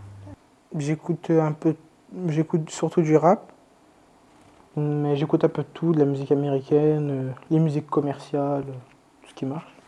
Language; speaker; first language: French; native; French